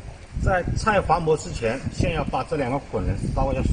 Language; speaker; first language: Chinese; native; Chinese